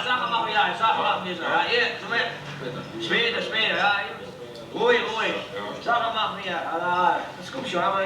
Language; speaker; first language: German; non-native, learner; Dutch